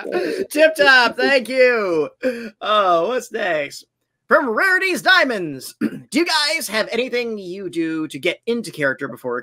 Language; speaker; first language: English; native; English